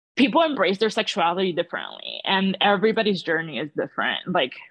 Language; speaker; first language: English; early bilingual, other home language; Spanish